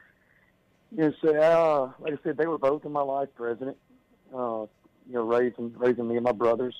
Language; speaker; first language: English; native; English